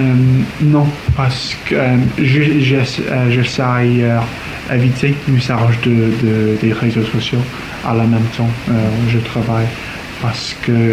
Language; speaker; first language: French; non-native, learner; English